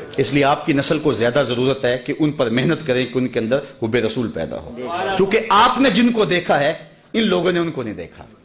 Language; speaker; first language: Urdu; non-native, local second language; Punjabi